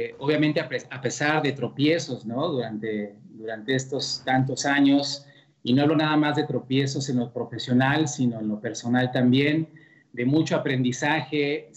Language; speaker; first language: Spanish; native; Spanish